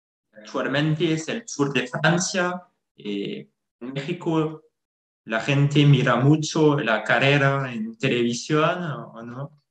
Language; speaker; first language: Spanish; non-native, fluent; French